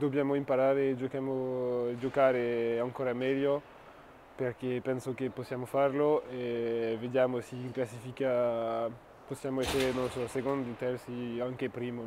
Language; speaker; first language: Italian; non-native, fluent; French